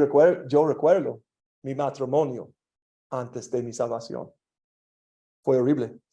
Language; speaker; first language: Spanish; non-native, learner; English